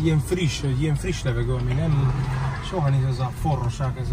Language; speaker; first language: Hungarian; non-native, learner; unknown